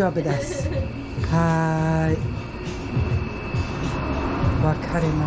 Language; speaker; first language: Japanese; non-native, learner; English